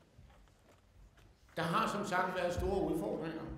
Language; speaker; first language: Danish; native; Danish